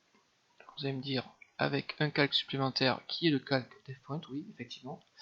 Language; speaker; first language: French; native; French